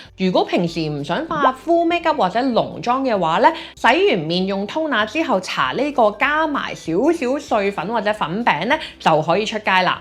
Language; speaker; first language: Cantonese; native; Cantonese